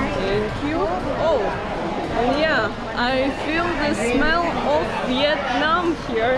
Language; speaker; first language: English; non-native, fluent; Ukrainian